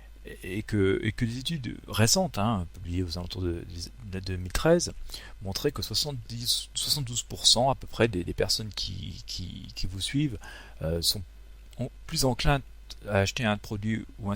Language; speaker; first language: French; native; French